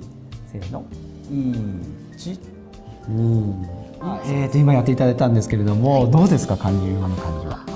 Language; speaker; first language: Japanese; native; Japanese